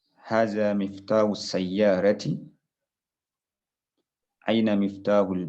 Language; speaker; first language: Arabic; non-native, learner; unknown